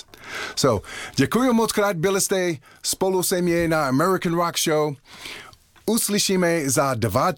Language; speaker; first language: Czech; non-native, learner; English